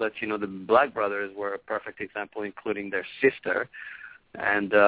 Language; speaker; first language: English; non-native, local second language; French